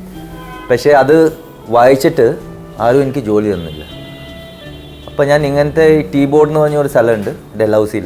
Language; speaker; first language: Malayalam; early bilingual, heritage; Malayalam